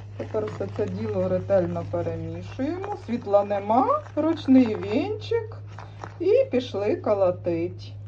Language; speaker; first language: Ukrainian; native; Ukrainian